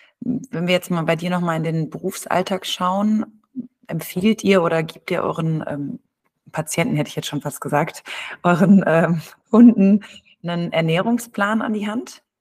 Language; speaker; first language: German; native; German